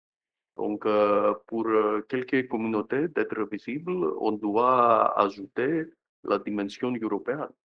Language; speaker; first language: French; non-native, fluent; Greek